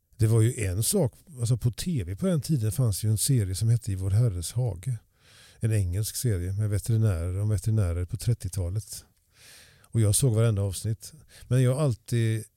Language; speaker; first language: Swedish; native; Swedish